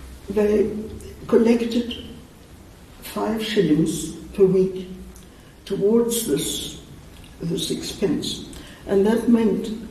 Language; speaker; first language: English; early bilingual, other home language; German